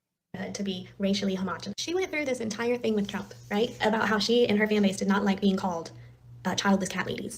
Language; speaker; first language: English; native; English